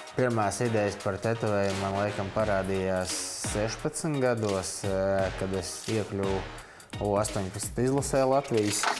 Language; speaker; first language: Latvian; native; Latvian